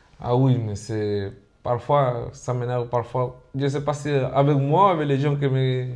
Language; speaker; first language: French; non-native, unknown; Spanish